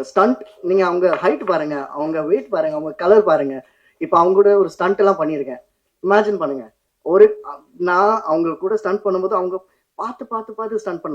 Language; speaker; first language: Tamil; non-native, fluent; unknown